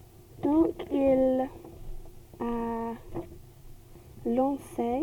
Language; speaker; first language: French; non-native, learner; English